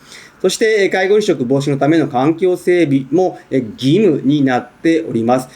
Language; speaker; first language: Japanese; native; Japanese